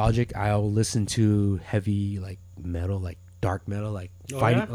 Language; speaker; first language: English; native; English